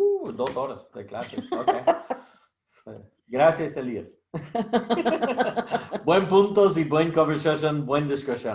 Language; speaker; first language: Spanish; non-native, learner; English